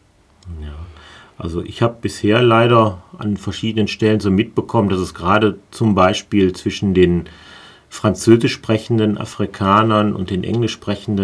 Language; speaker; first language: German; native; German